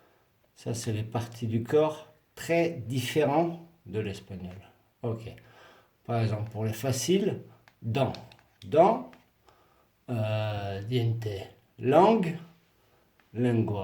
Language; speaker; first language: French; non-native, fluent; Spanish